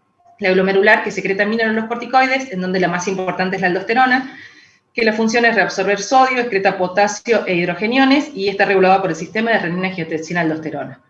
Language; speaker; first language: Spanish; native; Spanish